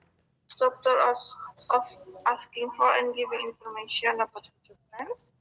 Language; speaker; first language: English; non-native, fluent; Indonesian